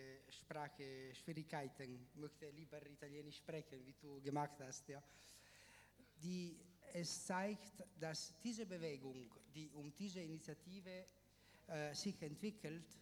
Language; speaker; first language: German; non-native, fluent; Italian